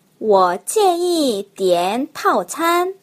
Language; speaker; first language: Chinese; non-native, fluent; Korean